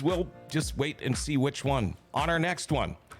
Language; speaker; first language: English; native; English